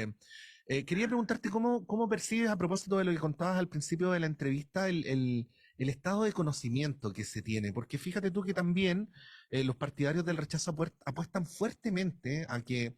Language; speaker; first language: Spanish; native; Spanish